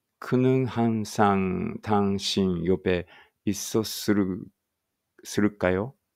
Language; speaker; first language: Japanese; native; Japanese